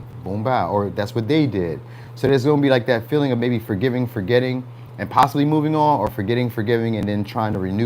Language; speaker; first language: English; native; English